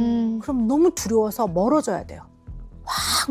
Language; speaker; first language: Korean; native; Korean